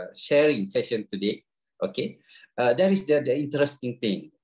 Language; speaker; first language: English; non-native, local second language; Malay